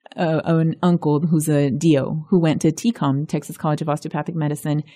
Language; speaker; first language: English; early bilingual, other home language; Spanish